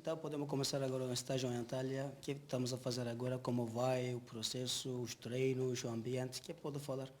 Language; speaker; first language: Portuguese; non-native, learner; Turkish